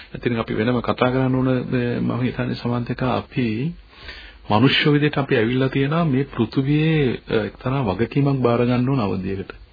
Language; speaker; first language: Sinhala; native; Sinhala